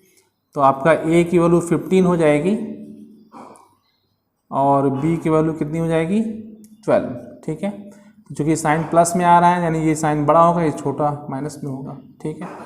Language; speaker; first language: Hindi; native; Hindi